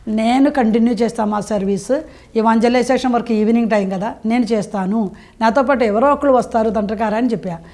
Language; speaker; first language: Telugu; non-native, fluent; Malayalam